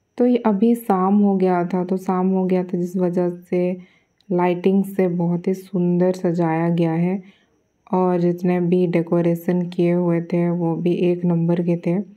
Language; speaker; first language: Hindi; non-native, local second language; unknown